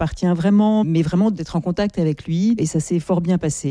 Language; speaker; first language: French; native; French